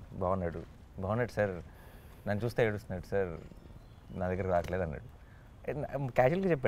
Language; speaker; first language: Telugu; native; Telugu